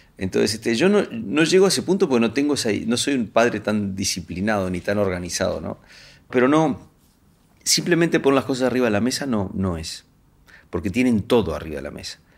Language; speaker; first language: Spanish; native; Spanish